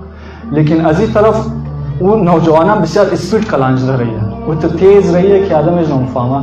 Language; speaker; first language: Persian; native; Persian